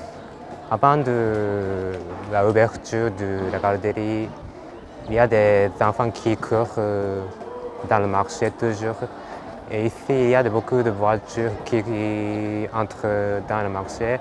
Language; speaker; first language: French; non-native, fluent; Japanese